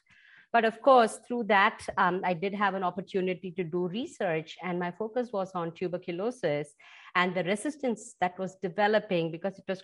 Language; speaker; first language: English; non-native, local second language; Tamil